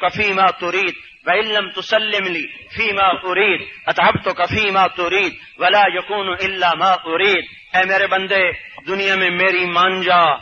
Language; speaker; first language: Urdu; native; Urdu